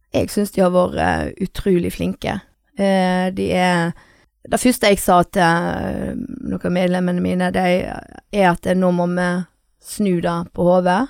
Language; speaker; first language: Norwegian; native; Norwegian